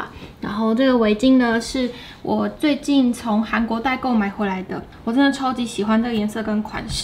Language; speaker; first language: Chinese; native; Chinese